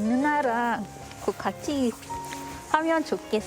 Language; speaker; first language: Korean; non-native, learner; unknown